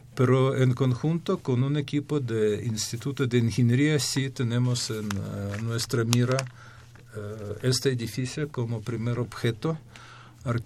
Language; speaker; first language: Spanish; non-native, fluent; Ukrainian